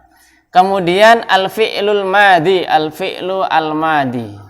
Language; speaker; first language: Arabic; non-native, fluent; Indonesian